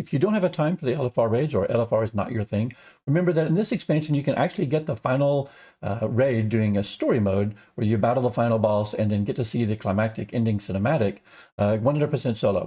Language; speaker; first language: English; native; English